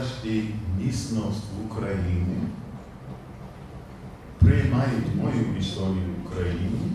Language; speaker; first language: Polish; non-native, learner; English